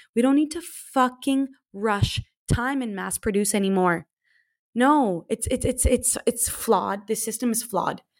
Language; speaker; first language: English; native; English